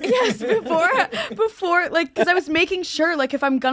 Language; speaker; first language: English; native; English